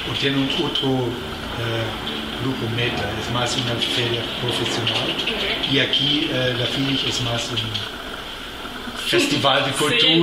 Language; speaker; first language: Spanish; non-native, fluent; German